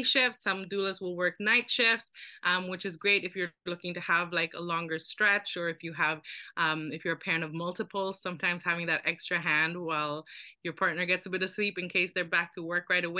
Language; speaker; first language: English; native; English